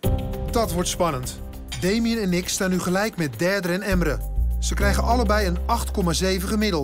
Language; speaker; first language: Dutch; native; Dutch